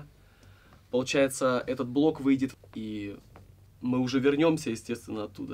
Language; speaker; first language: Russian; native; Russian